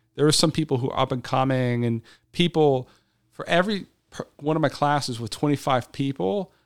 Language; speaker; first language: English; native; English